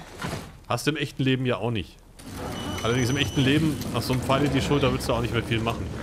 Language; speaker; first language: German; native; German